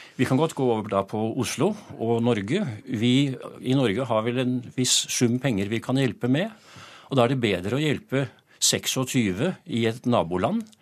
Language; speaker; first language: Norwegian; native; Norwegian